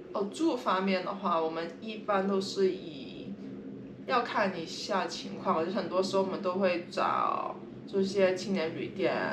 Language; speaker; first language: Chinese; non-native, local second language; Cantonese